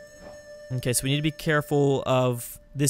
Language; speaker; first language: English; native; English